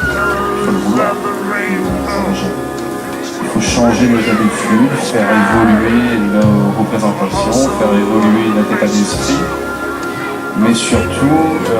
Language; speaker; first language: French; native; French